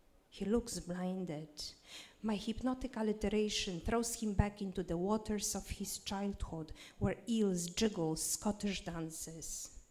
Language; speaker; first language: English; non-native, fluent; Polish